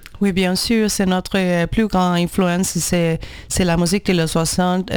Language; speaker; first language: French; non-native, learner; Portuguese